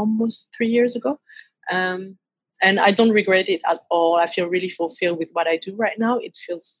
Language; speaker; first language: English; non-native, fluent; French